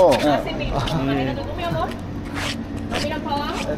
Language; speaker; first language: Spanish; native; Spanish